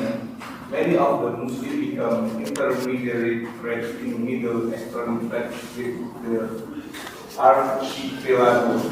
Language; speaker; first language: English; non-native, learner; Indonesian